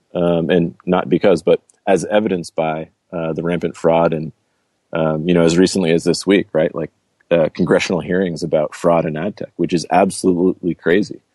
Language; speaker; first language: English; native; English